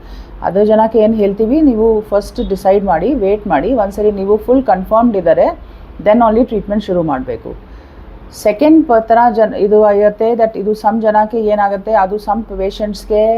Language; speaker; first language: Kannada; non-native, learner; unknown